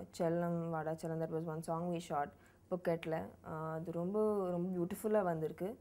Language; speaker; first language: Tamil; non-native, learner; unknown